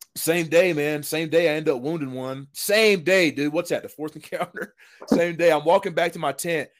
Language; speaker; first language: English; native; English